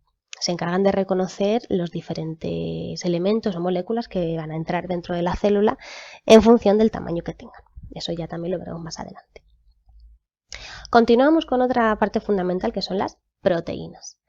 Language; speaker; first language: Spanish; native; Spanish